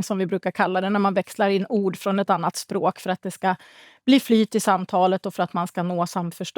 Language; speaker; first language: Swedish; native; Swedish